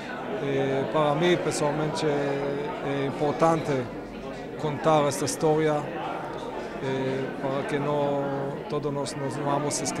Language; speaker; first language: Portuguese; non-native, fluent; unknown